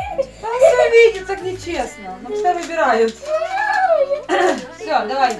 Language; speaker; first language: Russian; native; Russian